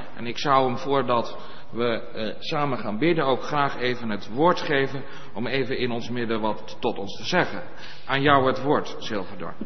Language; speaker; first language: Dutch; native; Dutch